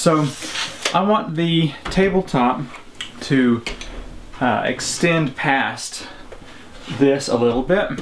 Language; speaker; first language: English; native; English